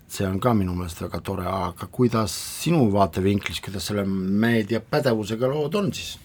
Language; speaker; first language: Estonian; non-native, local second language; Russian